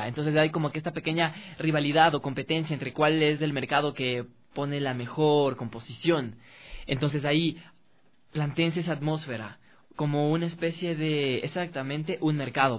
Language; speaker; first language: Spanish; native; Spanish